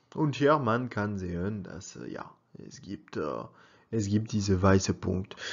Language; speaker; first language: German; non-native, learner; French